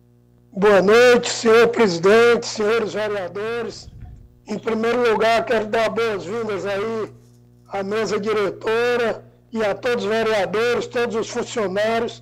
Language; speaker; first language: Portuguese; native; Portuguese